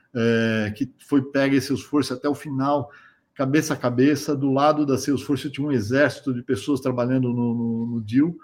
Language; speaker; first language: Portuguese; native; Portuguese